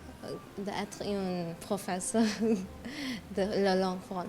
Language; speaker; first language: French; non-native, learner; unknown